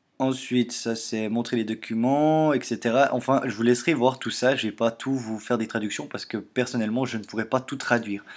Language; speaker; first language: French; native; French